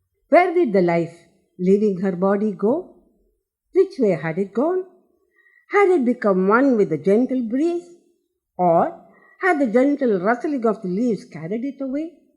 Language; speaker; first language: English; non-native, local second language; Tamil